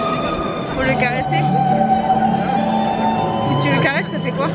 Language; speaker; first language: French; native; French